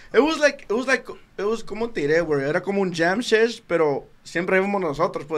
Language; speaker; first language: Spanish; early bilingual, heritage; Spanish